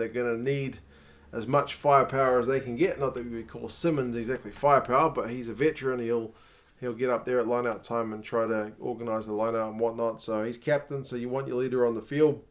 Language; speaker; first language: English; native; English